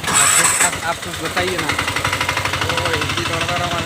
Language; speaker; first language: Hindi; non-native, local second language; Assamese